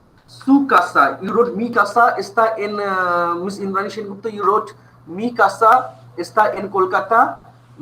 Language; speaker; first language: Spanish; non-native, fluent; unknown